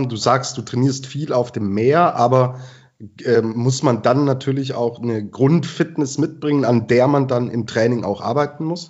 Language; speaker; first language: German; native; German